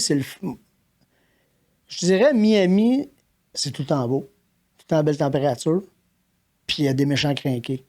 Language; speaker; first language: French; native; French